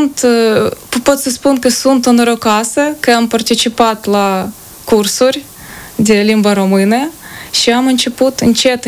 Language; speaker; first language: Romanian; non-native, fluent; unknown